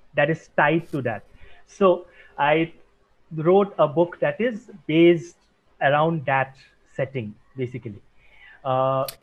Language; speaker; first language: English; non-native, local second language; Assamese